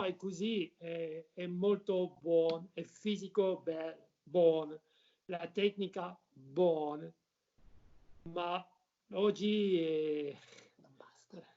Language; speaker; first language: Italian; non-native, learner; French